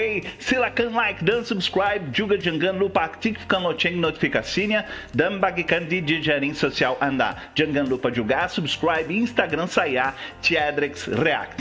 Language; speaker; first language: Indonesian; non-native, learner; Portuguese